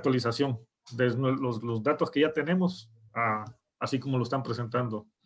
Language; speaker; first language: Spanish; native; Spanish